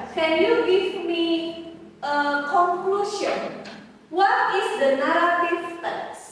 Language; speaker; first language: English; non-native, learner; Indonesian